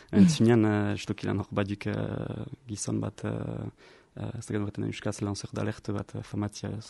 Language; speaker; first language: Basque; native; Basque